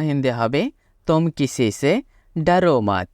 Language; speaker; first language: Hindi; non-native, fluent; Bangla